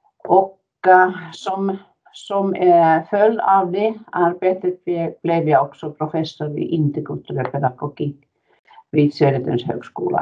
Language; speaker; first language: Swedish; non-native, fluent; Finnish